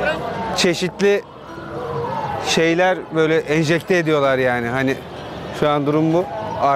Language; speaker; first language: Turkish; native; Turkish